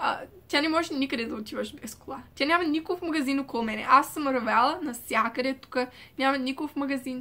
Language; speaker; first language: Bulgarian; early bilingual, heritage; Bulgarian